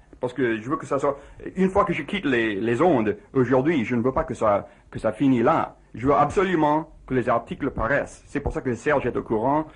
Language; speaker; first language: French; non-native, fluent; English